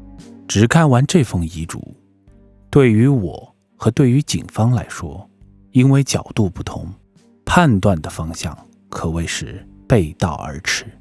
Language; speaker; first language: Chinese; native; Chinese